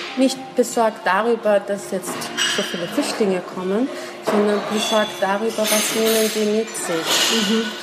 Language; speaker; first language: German; early bilingual, other home language; Persian